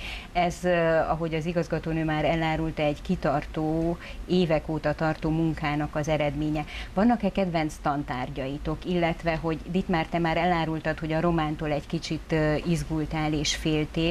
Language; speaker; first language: Hungarian; native; Hungarian